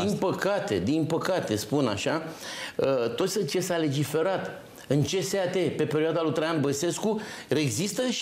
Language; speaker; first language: Romanian; native; Romanian